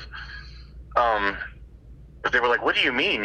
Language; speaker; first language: English; native; English